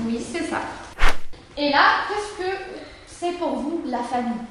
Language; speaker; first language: French; native; French